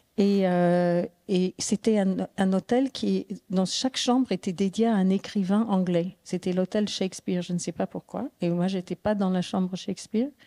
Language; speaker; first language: French; non-native, fluent; English